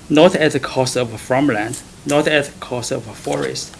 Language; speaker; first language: English; non-native, fluent; Chinese